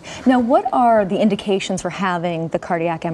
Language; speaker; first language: English; native; English